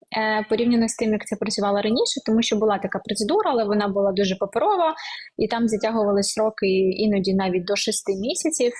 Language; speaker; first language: Ukrainian; native; Ukrainian